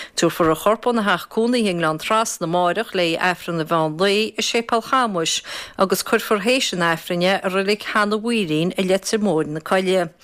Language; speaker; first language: Irish; native; Irish